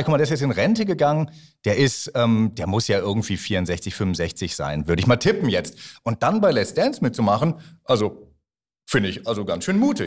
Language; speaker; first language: German; native; German